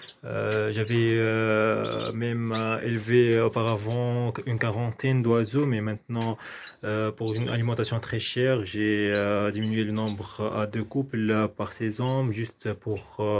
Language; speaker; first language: French; non-native, local second language; Arabic